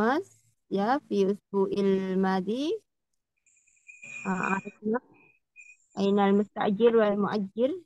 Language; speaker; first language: Arabic; non-native, fluent; Indonesian